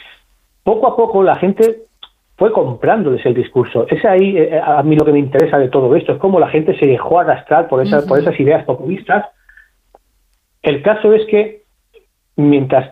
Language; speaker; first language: Spanish; native; Spanish